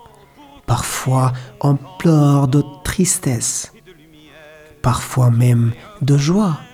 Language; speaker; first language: French; non-native, learner; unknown